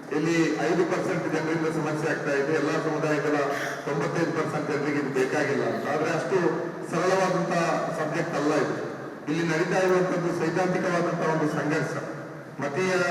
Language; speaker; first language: Kannada; non-native, local second language; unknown